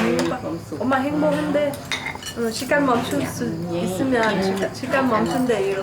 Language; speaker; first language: Korean; non-native, learner; Thai